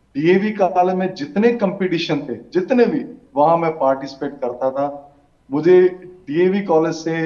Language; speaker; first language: Hindi; native; Hindi